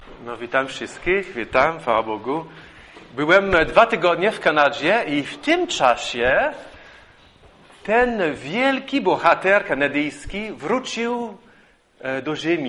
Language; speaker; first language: Polish; non-native, fluent; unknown